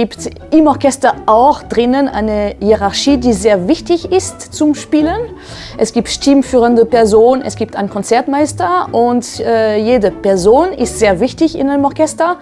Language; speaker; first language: German; non-native, fluent; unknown